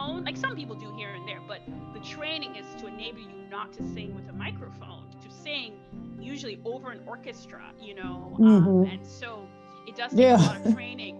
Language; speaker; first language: English; non-native, local second language; Igbo